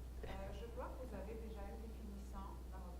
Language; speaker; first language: French; native; French